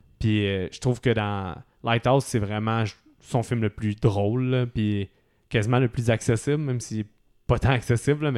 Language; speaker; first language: French; native; French